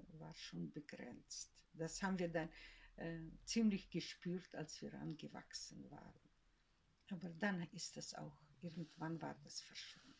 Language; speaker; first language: German; early bilingual, heritage; German